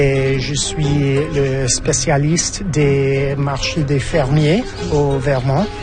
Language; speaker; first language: French; non-native, fluent; English